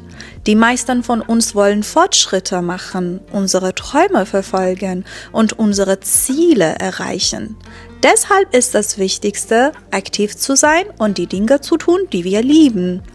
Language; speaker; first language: German; non-native, fluent; Persian